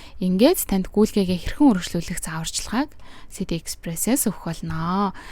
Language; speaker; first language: Mongolian; native; Mongolian